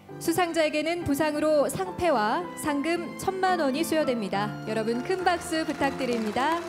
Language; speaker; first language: Korean; native; Korean